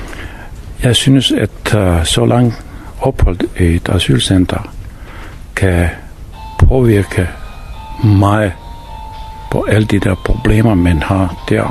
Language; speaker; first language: Danish; non-native, fluent; Bosnian